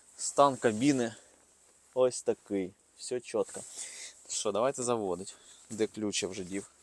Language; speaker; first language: Ukrainian; non-native, local second language; Russian